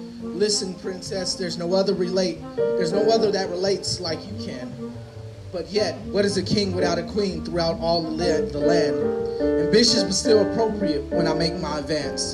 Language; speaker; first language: English; native; English